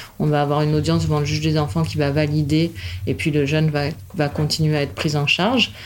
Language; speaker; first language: French; native; French